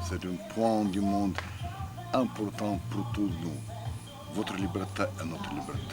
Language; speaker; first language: French; non-native, learner; Ukrainian